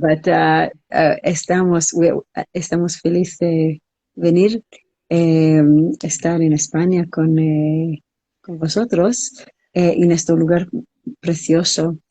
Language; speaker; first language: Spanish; non-native, learner; English